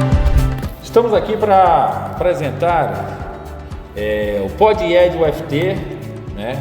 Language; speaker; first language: Portuguese; native; Portuguese